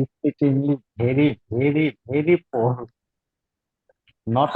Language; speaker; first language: English; non-native, learner; Bangla